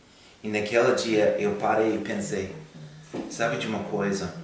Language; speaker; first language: Portuguese; non-native, fluent; English